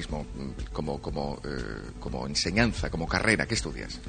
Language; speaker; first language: Spanish; native; Spanish